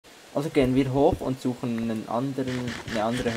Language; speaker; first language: German; native; German